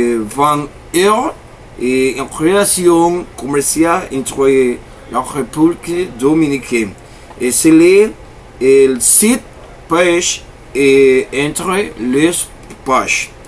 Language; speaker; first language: French; non-native, learner; Spanish